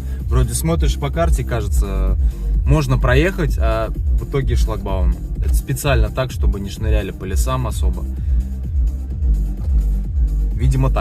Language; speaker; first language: Russian; native; Russian